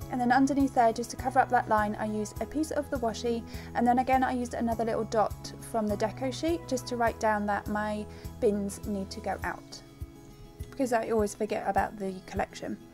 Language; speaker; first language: English; native; English